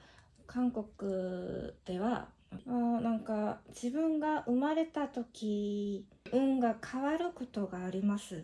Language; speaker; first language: Japanese; non-native, learner; Korean